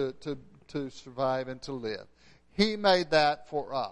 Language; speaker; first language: English; native; English